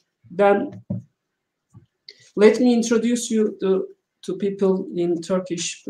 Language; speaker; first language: English; non-native, learner; Turkish